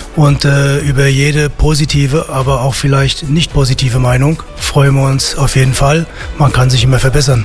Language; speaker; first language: German; early bilingual, other home language; Italian